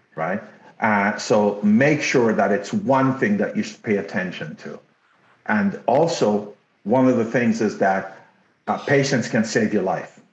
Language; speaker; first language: English; non-native, local second language; Jamaican Creole English